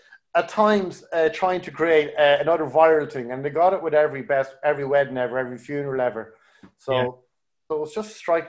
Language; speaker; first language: English; native; English